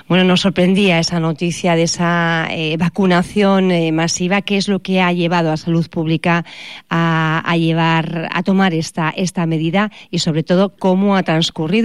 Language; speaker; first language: Spanish; native; Spanish